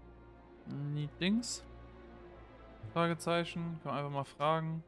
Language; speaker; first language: German; native; German